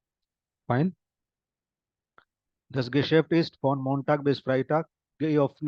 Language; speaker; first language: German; non-native, fluent; Hindi